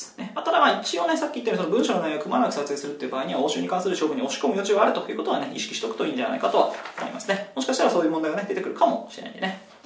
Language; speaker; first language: Japanese; native; Japanese